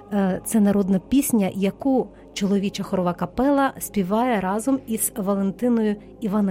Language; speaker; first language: Ukrainian; native; Ukrainian